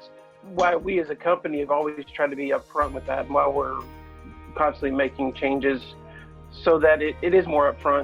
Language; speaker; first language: English; native; English